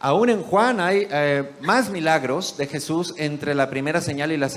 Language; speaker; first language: Spanish; native; Spanish